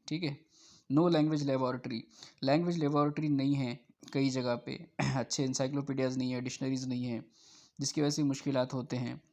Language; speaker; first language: Urdu; native; Urdu